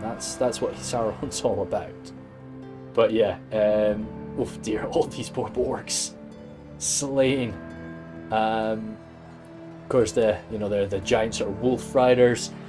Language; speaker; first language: English; native; English